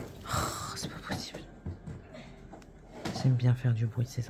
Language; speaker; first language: French; native; French